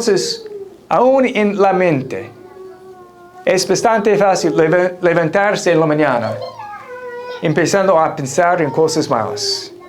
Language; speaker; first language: Spanish; non-native, fluent; English